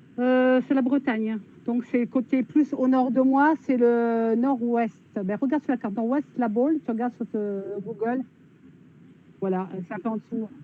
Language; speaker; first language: French; native; French